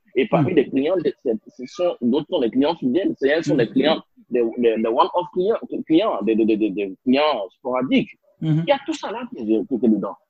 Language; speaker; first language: French; non-native, local second language; Spanish